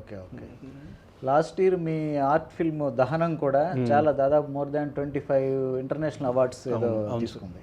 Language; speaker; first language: Telugu; native; Telugu